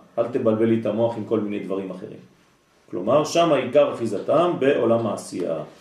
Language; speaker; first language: Hebrew; non-native, fluent; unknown